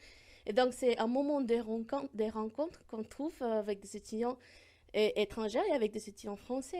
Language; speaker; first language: French; non-native, fluent; Spanish